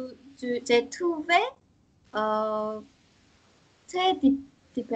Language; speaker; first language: French; non-native, learner; Korean